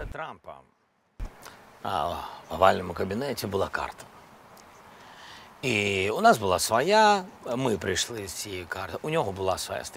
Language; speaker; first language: Ukrainian; non-native, local second language; Russian